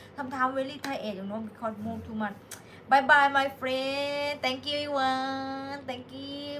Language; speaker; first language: English; non-native, learner; Thai